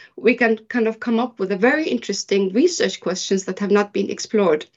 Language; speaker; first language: English; early bilingual, other home language; Arabic